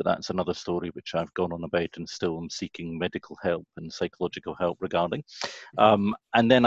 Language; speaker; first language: English; native; English